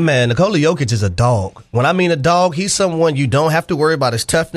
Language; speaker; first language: English; native; English